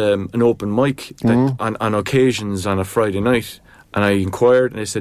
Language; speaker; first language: English; native; English